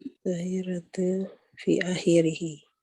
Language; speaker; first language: Arabic; non-native, learner; Indonesian